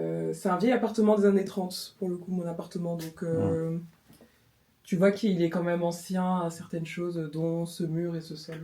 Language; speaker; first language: French; native; French